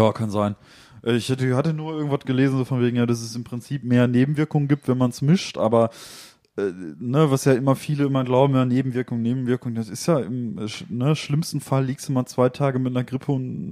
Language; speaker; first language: German; native; German